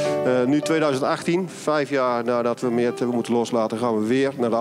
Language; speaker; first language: Dutch; native; Dutch